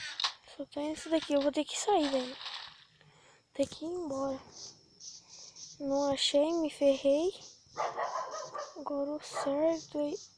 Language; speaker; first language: Portuguese; native; Portuguese